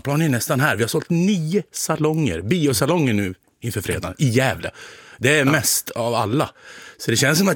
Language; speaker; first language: Swedish; native; Swedish